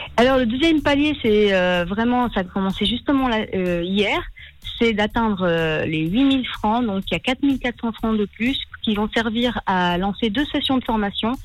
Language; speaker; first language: French; early bilingual, other home language; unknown